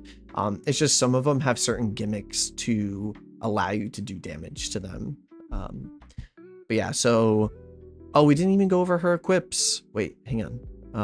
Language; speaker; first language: English; native; English